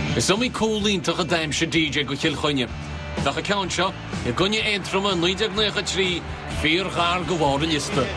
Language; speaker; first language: Irish; native; Irish